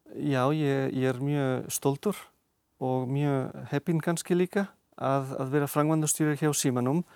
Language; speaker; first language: Icelandic; non-native, fluent; Spanish